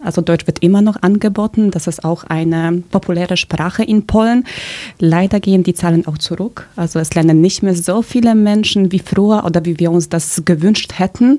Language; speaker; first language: German; early bilingual, other home language; Polish